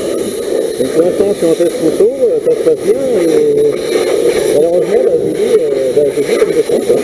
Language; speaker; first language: French; native; French